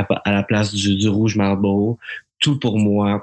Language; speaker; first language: French; native; French